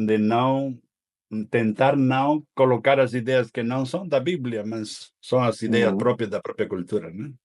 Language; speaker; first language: Portuguese; non-native, fluent; Spanish